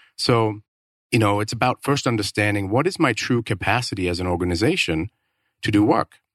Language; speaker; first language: English; non-native, fluent; Danish